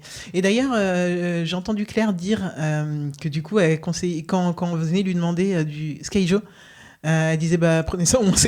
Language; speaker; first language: French; native; French